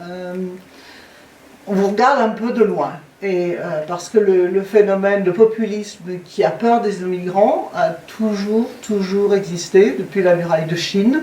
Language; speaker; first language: French; native; French